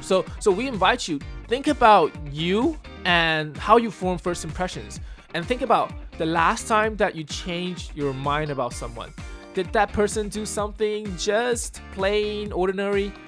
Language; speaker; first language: English; early bilingual, other home language; Chinese